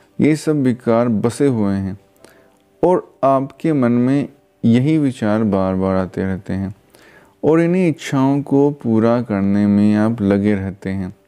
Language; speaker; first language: Hindi; non-native, local second language; Punjabi